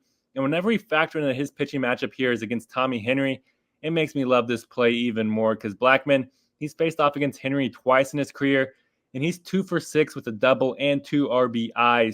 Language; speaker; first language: English; native; English